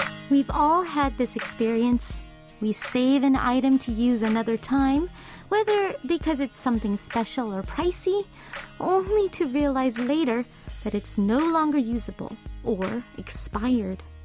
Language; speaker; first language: English; early bilingual, other home language; Korean